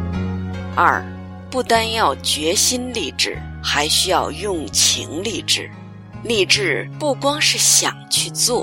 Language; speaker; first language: Chinese; native; Chinese